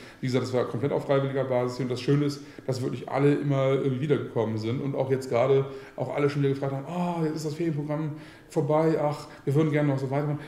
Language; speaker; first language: German; native; German